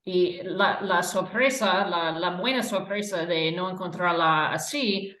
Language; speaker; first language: Spanish; non-native, fluent; English